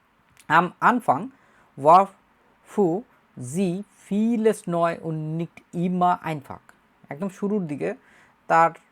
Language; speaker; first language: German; non-native, fluent; Bangla